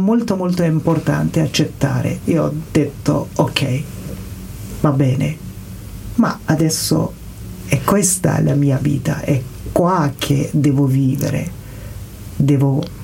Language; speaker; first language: Italian; non-native, learner; Persian